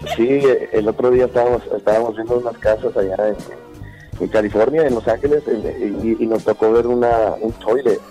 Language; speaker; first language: Spanish; early bilingual, heritage; Spanish